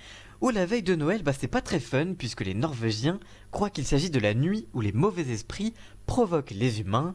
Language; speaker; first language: French; native; French